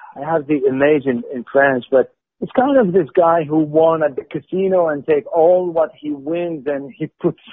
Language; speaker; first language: English; non-native, fluent; Arabic